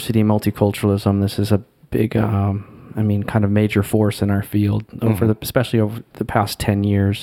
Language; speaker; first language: English; native; English